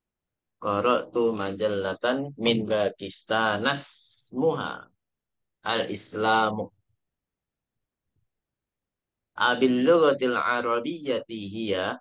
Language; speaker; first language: Arabic; non-native, fluent; Indonesian